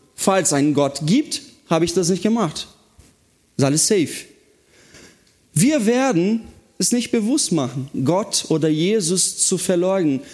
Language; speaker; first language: German; non-native, fluent; Portuguese